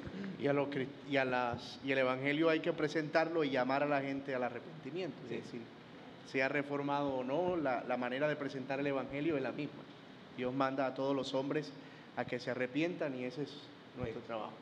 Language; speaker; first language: Spanish; native; Spanish